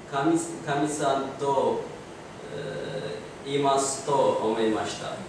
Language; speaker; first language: Japanese; non-native, learner; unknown